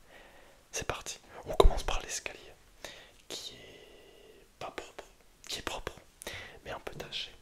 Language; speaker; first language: French; native; French